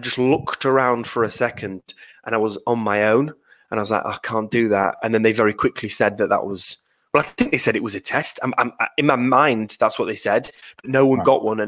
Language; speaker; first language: English; native; English